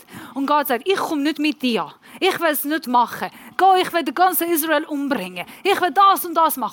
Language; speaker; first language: German; non-native, learner; Persian